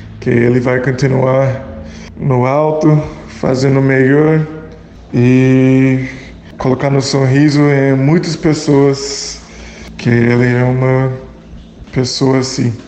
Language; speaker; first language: Portuguese; non-native, fluent; English